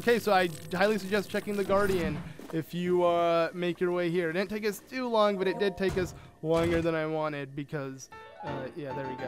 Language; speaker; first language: English; native; English